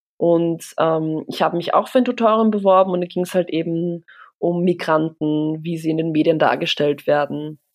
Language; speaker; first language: German; early bilingual, other home language; Polish